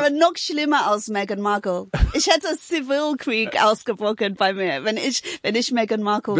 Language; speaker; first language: German; non-native, fluent; English